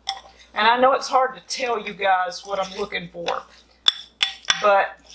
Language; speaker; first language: English; native; English